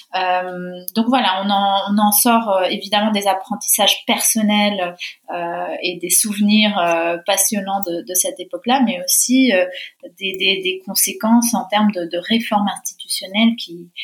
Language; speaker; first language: French; early bilingual, heritage; Spanish